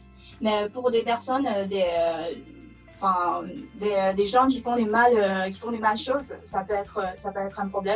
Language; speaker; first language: French; non-native, fluent; Chinese